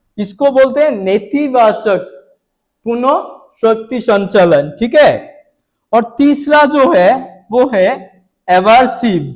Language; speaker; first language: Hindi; non-native, local second language; Bangla